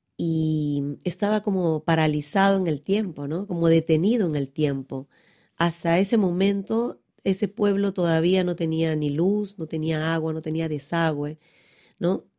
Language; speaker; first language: Spanish; native; Spanish